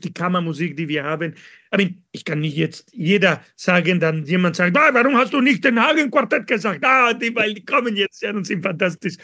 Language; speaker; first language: German; non-native, learner; Spanish